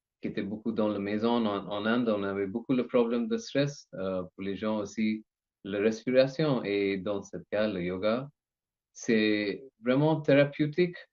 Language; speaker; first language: French; non-native, learner; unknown